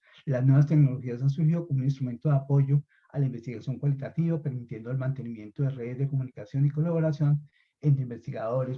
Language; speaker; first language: Spanish; native; Spanish